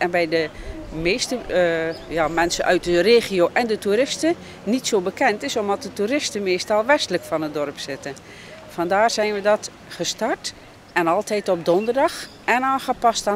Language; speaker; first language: Dutch; native; Dutch